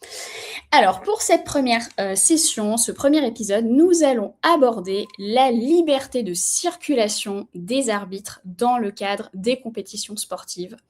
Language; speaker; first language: French; native; French